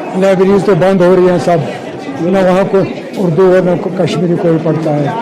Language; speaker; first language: Urdu; non-native, local second language; Kashmiri